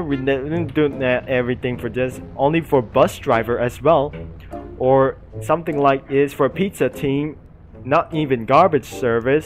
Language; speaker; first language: English; non-native, learner; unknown